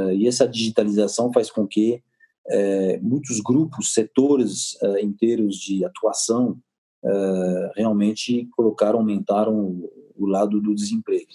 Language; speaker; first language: Portuguese; non-native, fluent; French